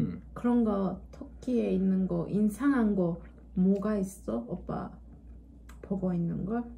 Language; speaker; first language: Korean; non-native, learner; Turkish